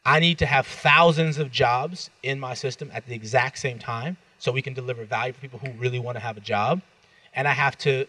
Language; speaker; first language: English; native; English